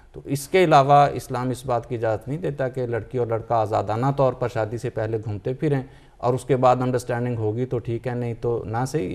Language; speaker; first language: Urdu; native; Urdu